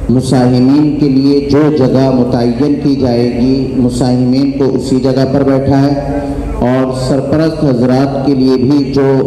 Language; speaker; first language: Urdu; non-native, local second language; Bangla